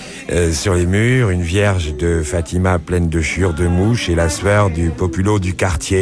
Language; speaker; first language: French; native; French